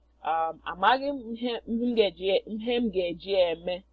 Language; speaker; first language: Igbo; non-native, learner; English